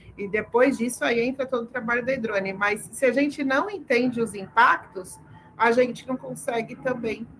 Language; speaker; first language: Portuguese; early bilingual, other home language; Arabic